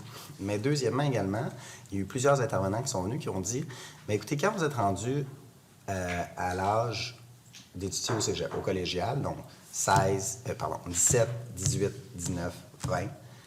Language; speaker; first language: French; native; French